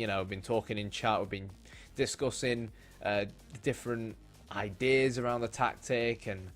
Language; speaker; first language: English; native; English